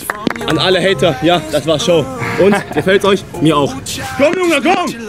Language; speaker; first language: German; native; German